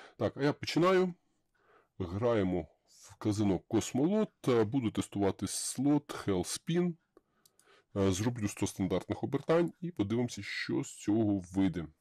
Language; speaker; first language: Ukrainian; non-native, local second language; Russian